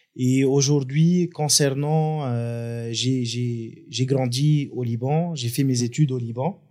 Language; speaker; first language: French; non-native, local second language; Arabic